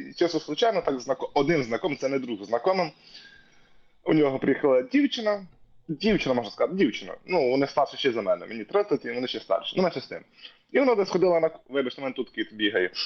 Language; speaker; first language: Ukrainian; native; Ukrainian